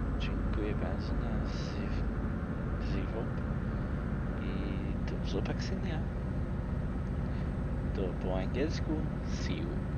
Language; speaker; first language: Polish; non-native, learner; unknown